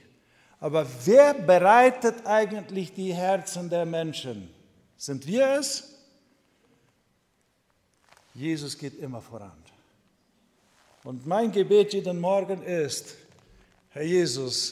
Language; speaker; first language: German; non-native, fluent; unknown